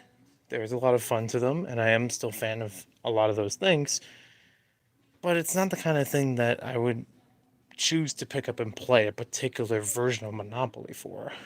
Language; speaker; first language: English; native; English